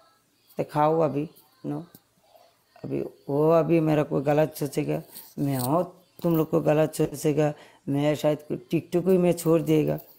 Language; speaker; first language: Hindi; non-native, learner; Bangla